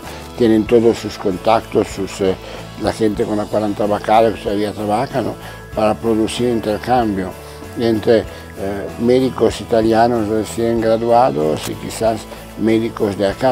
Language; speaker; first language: Spanish; non-native, fluent; Italian